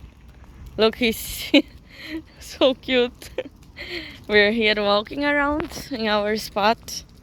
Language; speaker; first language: English; non-native, learner; Portuguese